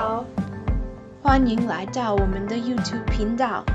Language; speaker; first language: Chinese; non-native, learner; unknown